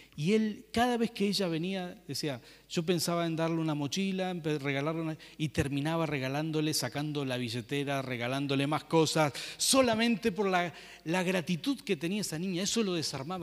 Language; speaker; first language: Spanish; native; Spanish